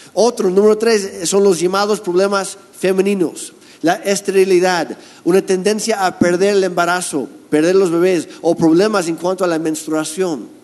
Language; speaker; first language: Spanish; non-native, fluent; English